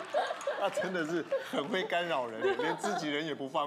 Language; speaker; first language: Chinese; native; Chinese